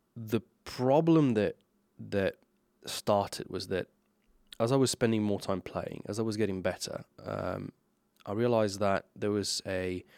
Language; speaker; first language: English; non-native, fluent; Slovenian